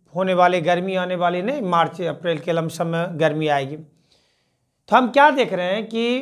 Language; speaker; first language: Hindi; native; Hindi